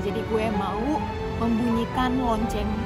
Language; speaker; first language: Indonesian; native; Indonesian